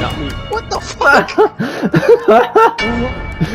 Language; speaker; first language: English; native; English